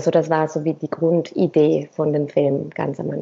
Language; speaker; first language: German; non-native, fluent; Spanish